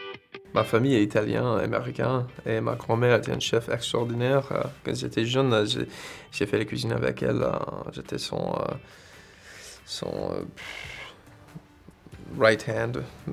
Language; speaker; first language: French; non-native, fluent; English